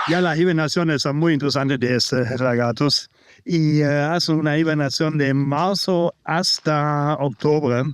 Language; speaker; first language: Spanish; non-native, learner; German